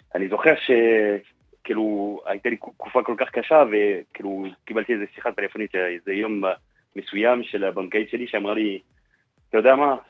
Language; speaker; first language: Hebrew; non-native, fluent; French